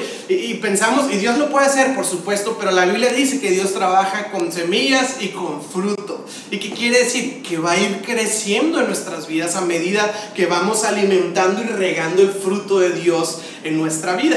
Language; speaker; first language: Spanish; native; Spanish